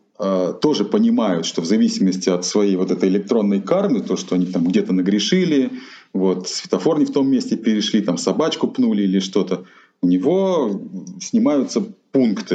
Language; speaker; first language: Russian; native; Russian